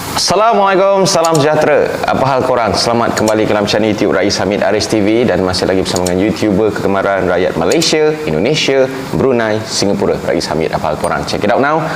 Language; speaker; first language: Malay; native; Malay